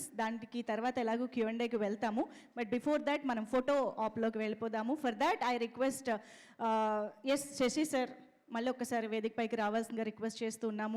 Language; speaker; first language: Telugu; native; Telugu